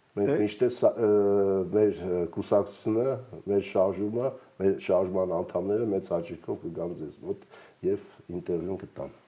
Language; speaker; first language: Armenian; native; Armenian